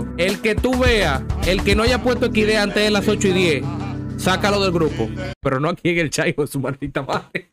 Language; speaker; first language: Spanish; native; Spanish